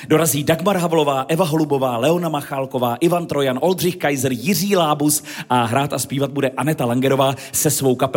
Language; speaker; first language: Czech; native; Czech